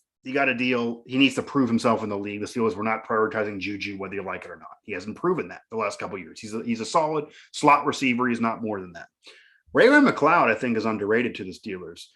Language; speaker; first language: English; native; English